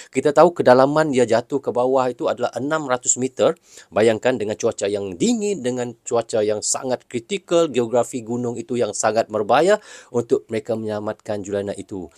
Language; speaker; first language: Malay; native; Malay